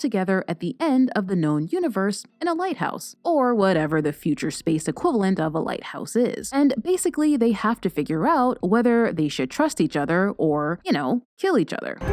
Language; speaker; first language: English; native; English